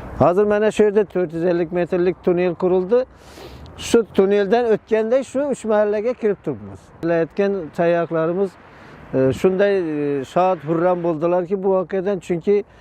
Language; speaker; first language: Uzbek; native; Uzbek